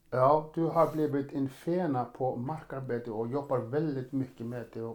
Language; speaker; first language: Swedish; non-native, fluent; Icelandic